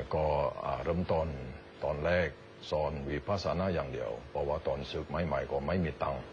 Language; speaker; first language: Thai; non-native, fluent; Indonesian